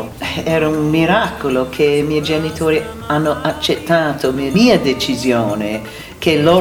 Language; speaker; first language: Italian; non-native, learner; English